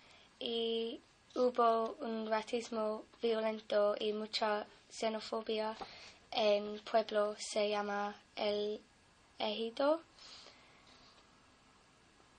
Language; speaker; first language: Spanish; non-native, learner; English